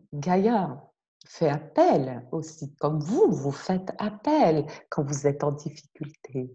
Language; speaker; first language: French; native; French